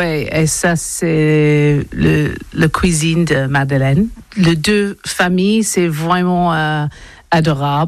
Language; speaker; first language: French; non-native, learner; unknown